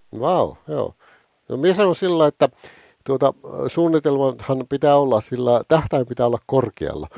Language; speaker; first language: Finnish; early bilingual, heritage; Finnish